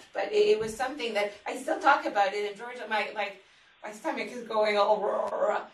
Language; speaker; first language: English; non-native, fluent; French